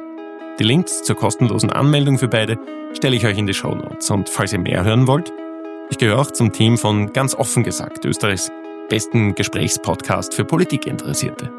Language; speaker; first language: German; native; German